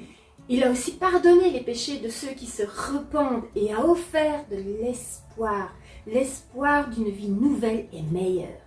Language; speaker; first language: French; native; French